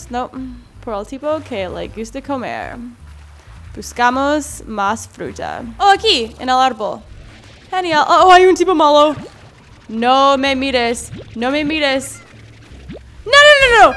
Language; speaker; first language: Spanish; non-native, learner; English